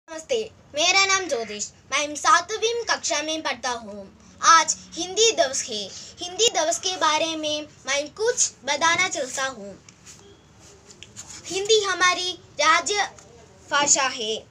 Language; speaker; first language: Hindi; non-native, local second language; Malayalam